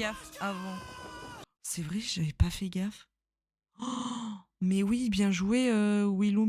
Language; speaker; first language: French; native; French